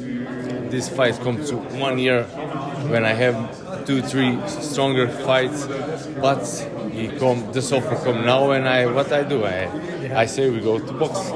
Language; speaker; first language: English; non-native, learner; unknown